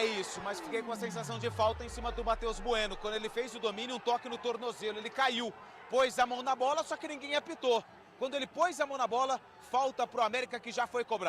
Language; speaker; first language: Portuguese; native; Portuguese